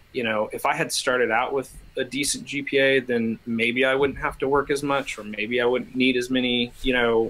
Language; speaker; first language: English; native; English